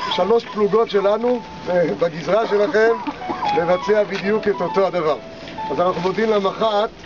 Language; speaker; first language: Hebrew; native; Hebrew